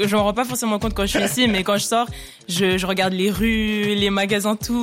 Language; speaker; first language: French; early bilingual, other home language; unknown